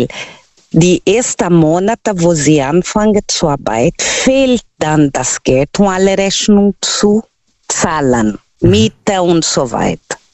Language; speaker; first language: German; non-native, local second language; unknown